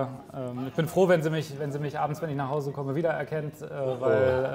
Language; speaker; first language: German; native; German